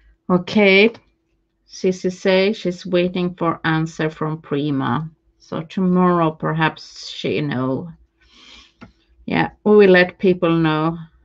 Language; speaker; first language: English; non-native, fluent; Swedish